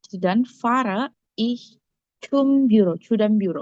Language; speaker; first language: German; non-native, fluent; Indonesian